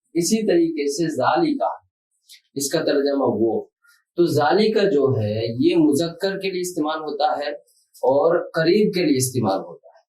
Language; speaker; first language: Urdu; native; Urdu